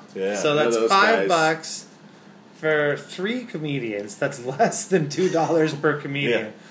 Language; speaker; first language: English; native; English